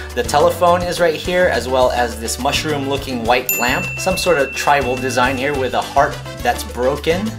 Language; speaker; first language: English; native; English